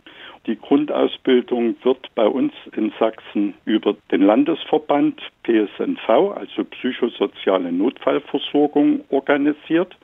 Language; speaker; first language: German; native; German